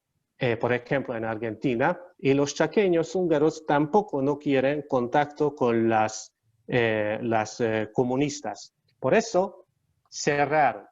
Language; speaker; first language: Spanish; non-native, learner; Hungarian